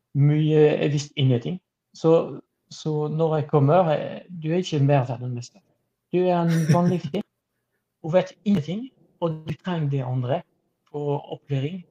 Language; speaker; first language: Norwegian; non-native, fluent; French